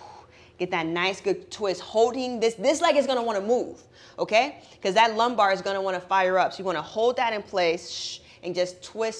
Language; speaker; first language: English; native; English